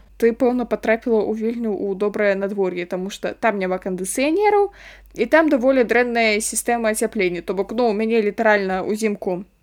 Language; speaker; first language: Belarusian; non-native, local second language; Russian